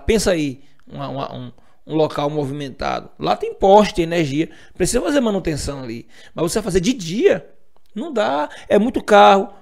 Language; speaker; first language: Portuguese; native; Portuguese